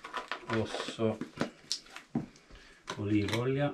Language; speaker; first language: Swedish; non-native, fluent; Italian